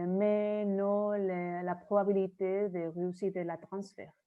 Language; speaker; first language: French; non-native, learner; Spanish